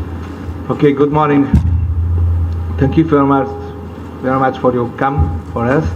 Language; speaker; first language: English; non-native, learner; Portuguese